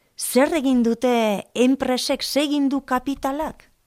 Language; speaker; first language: Basque; non-native, local second language; Spanish